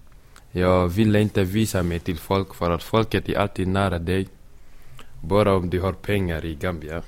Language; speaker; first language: Swedish; early bilingual, other home language; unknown